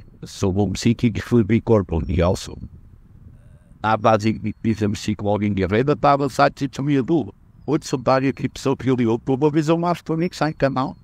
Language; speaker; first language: German; non-native, learner; Portuguese